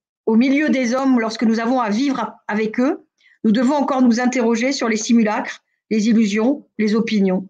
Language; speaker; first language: French; native; French